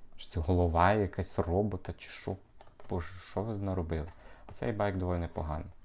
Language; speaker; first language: Ukrainian; non-native, local second language; Russian